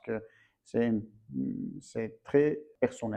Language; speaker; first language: French; non-native, fluent; Armenian